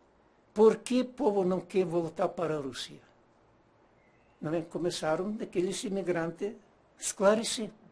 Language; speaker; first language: Portuguese; non-native, learner; Ukrainian